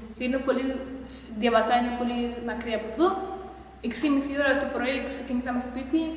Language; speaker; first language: Greek; early bilingual, other home language; Persian